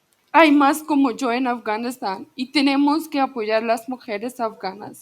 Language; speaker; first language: Spanish; non-native, learner; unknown